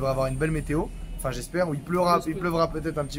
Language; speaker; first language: French; native; French